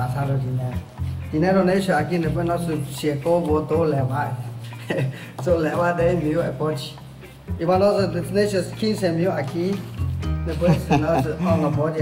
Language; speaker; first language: Portuguese; non-native, learner; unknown